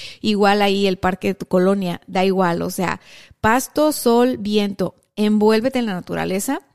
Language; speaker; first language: Spanish; native; Spanish